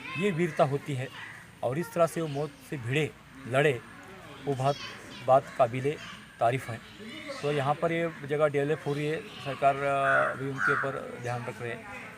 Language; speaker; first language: Hindi; non-native, local second language; Marathi